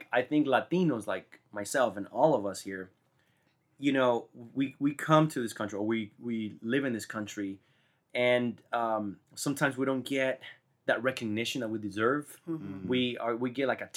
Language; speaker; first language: English; non-native, fluent; Spanish